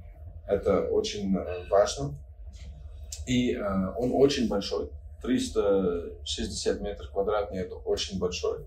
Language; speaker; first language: Russian; non-native, fluent; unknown